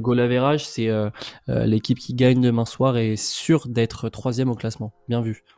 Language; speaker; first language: French; native; French